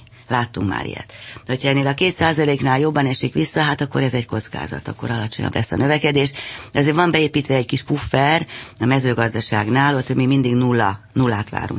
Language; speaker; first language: Hungarian; native; Hungarian